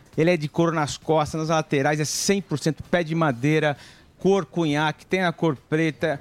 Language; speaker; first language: Portuguese; native; Portuguese